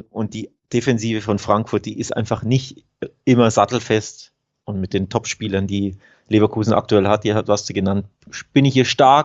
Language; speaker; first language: German; native; German